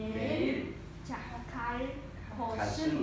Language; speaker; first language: Korean; non-native, learner; Vietnamese